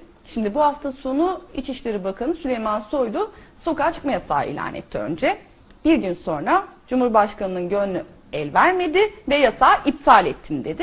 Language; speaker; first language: Turkish; native; Turkish